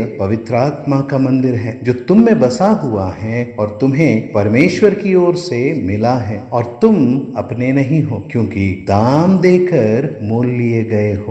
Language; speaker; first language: Hindi; native; Hindi